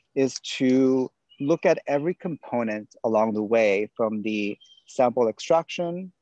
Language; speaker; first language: English; native; English